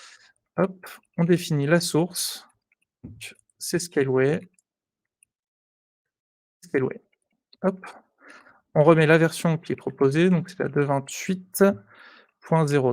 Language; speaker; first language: French; native; French